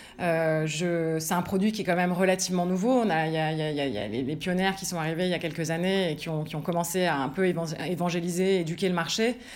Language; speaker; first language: French; native; French